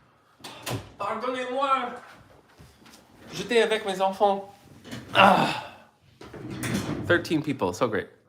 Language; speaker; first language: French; non-native, learner; English